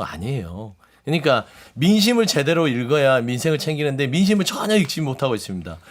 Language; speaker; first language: Korean; native; Korean